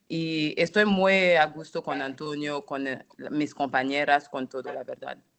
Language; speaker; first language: Spanish; non-native, fluent; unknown